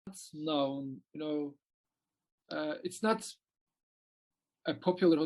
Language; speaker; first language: English; non-native, learner; Turkish